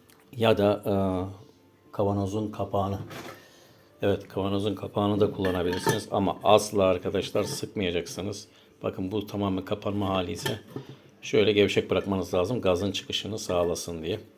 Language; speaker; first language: Turkish; native; Turkish